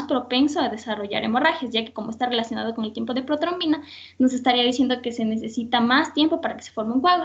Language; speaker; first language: Spanish; native; Spanish